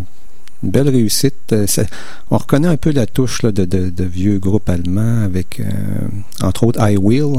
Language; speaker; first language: French; native; French